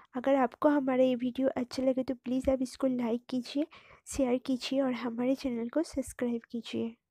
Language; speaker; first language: Hindi; non-native, local second language; Bangla